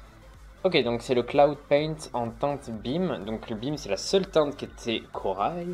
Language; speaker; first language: French; native; French